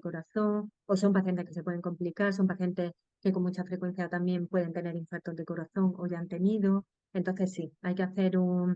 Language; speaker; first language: Spanish; native; Spanish